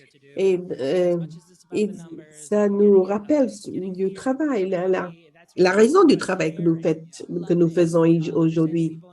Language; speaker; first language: French; non-native, fluent; English